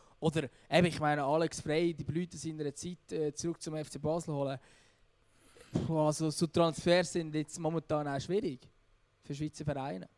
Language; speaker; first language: German; native; German